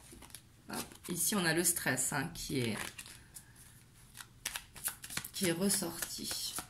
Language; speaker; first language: French; native; French